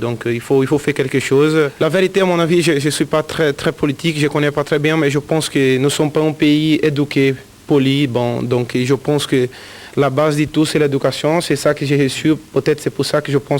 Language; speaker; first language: French; non-native, fluent; Portuguese